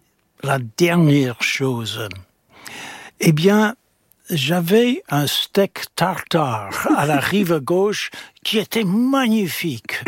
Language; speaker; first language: French; non-native, fluent; English